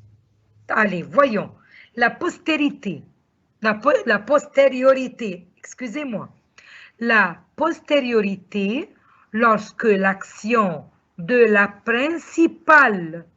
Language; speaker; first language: French; non-native, fluent; Arabic